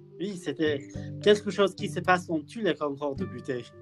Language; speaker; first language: French; non-native, learner; English